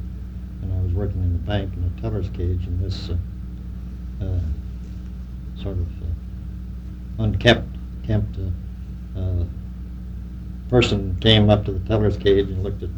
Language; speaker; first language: English; native; English